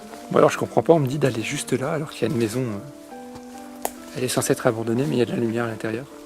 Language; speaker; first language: French; native; French